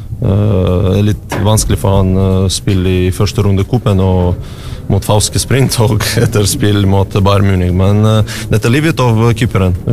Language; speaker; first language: Norwegian; non-native, learner; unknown